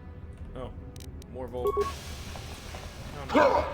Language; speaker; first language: English; native; English